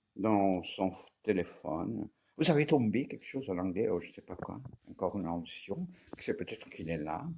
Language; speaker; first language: French; non-native, fluent; Portuguese